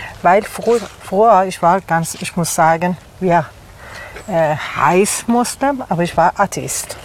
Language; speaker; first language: German; non-native, learner; Persian